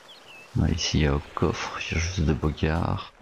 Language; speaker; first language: French; native; French